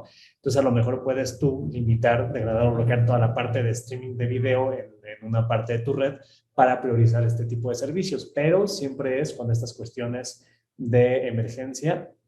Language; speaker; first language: Spanish; native; Spanish